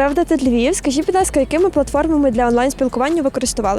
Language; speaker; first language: Ukrainian; native; Ukrainian